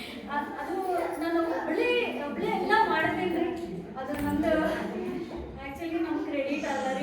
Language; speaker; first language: Kannada; non-native, learner; Telugu